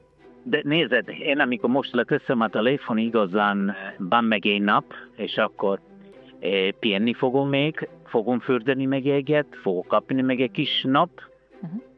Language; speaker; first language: Hungarian; non-native, learner; Italian